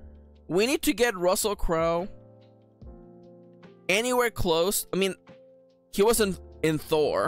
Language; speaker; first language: English; native; English